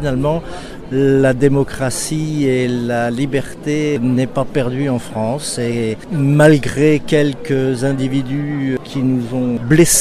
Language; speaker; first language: French; native; French